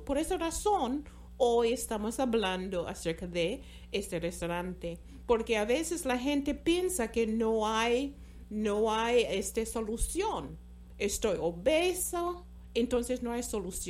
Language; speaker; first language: Spanish; non-native, fluent; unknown